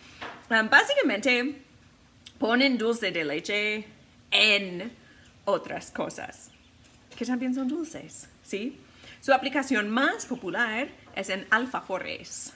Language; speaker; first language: Spanish; non-native, fluent; English